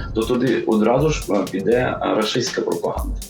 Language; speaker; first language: Ukrainian; native; Ukrainian